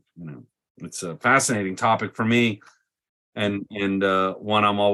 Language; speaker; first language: English; native; English